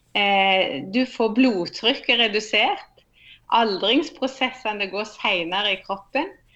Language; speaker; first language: Norwegian; native; Norwegian